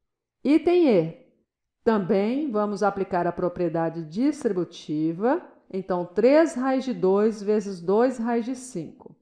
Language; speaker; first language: Portuguese; native; Portuguese